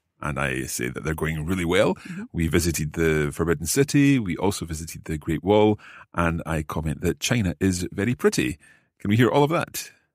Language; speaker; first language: English; native; English